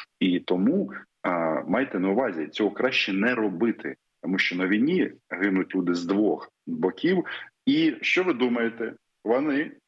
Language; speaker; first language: Ukrainian; native; Ukrainian